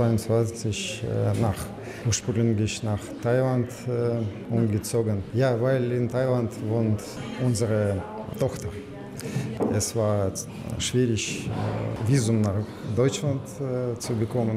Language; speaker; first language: German; non-native, learner; Russian